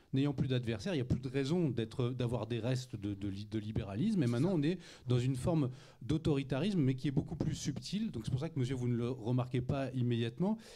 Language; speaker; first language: French; native; French